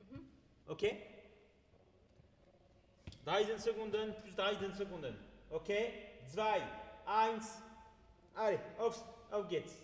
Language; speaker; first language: German; non-native, learner; French